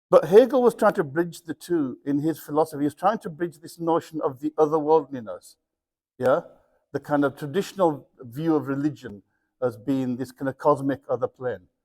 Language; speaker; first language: English; early bilingual, other home language; Punjabi